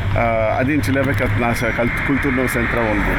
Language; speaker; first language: Russian; non-native, learner; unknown